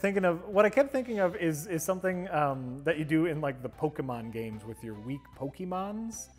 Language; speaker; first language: English; native; English